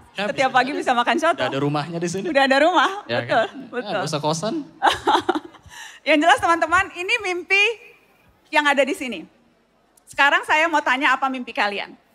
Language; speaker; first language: Indonesian; native; Indonesian